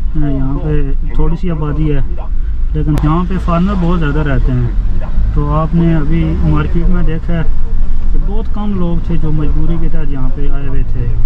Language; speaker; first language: Urdu; non-native, local second language; Punjabi